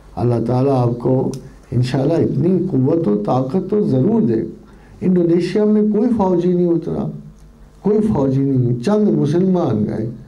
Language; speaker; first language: Urdu; non-native, local second language; Punjabi